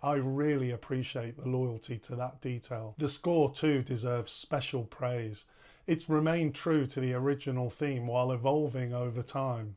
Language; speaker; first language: English; native; English